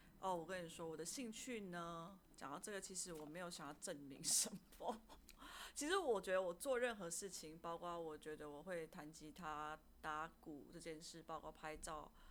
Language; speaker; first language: Chinese; native; Chinese